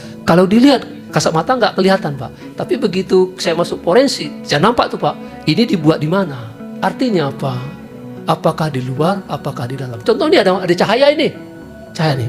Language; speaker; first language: Indonesian; native; Indonesian